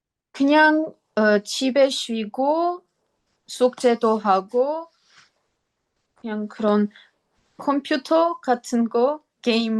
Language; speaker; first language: Korean; non-native, learner; Armenian